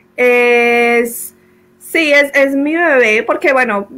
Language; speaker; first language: Spanish; native; Spanish